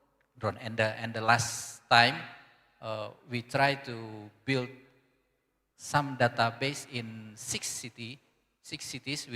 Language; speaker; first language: English; non-native, learner; Indonesian